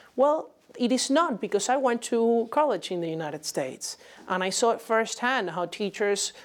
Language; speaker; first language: English; non-native, fluent; Spanish